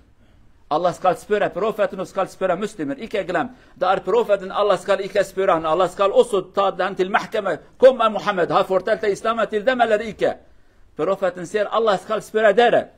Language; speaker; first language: Norwegian; non-native, fluent; Kurdish